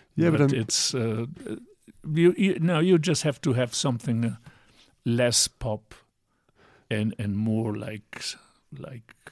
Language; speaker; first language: English; non-native, fluent; Italian